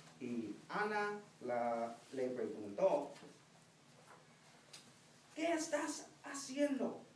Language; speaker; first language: Spanish; non-native, fluent; English